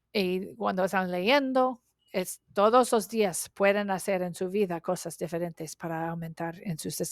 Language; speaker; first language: Spanish; non-native, learner; English